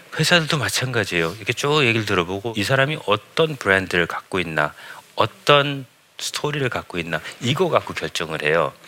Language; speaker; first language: Korean; early bilingual, heritage; Korean